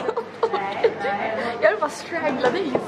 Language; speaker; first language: Swedish; early bilingual, other home language; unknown